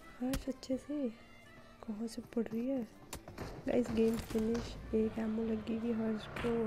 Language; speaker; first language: Hindi; native; Hindi